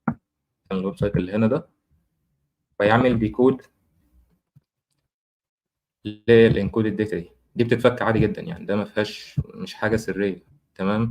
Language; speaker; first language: Arabic; native; Arabic